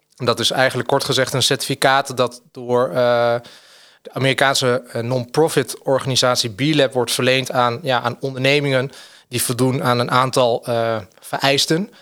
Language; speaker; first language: Dutch; native; Dutch